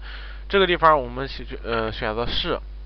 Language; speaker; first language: Chinese; native; Chinese